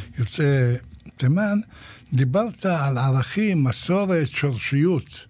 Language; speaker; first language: Hebrew; native; Hebrew